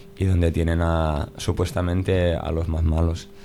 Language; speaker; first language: Spanish; non-native, local second language; Catalan